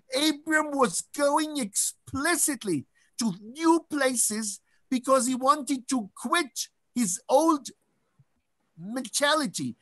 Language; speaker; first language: English; non-native, fluent; Hebrew